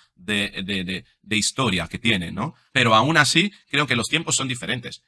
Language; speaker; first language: Spanish; non-native, fluent; Italian